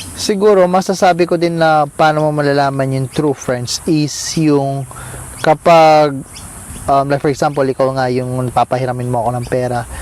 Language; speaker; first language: Filipino; non-native, local second language; Pampanga